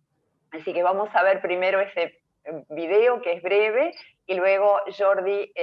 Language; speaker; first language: Spanish; native; Spanish